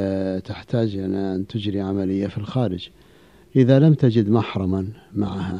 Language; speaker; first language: Arabic; native; Arabic